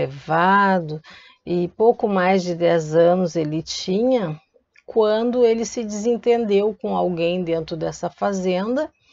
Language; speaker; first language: Portuguese; native; Portuguese